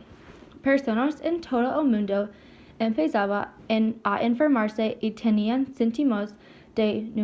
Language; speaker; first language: Spanish; non-native, learner; English